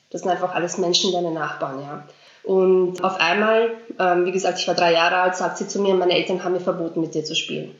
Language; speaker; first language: German; early bilingual, other home language; Bosnian